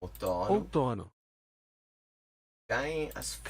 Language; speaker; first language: Portuguese; non-native, learner; English